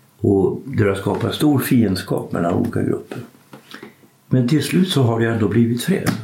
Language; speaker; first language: Swedish; native; Swedish